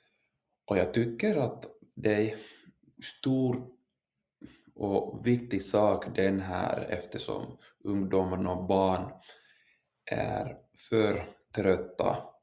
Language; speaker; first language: Swedish; non-native, local second language; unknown